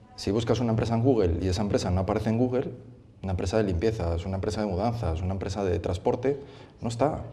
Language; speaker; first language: Spanish; native; Spanish